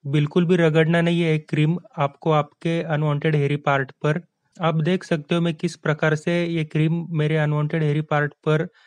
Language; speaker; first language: Hindi; native; Hindi